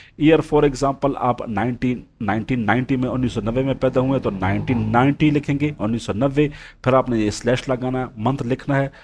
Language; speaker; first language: Urdu; non-native, local second language; Punjabi